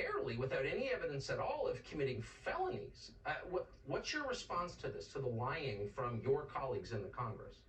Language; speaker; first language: English; native; English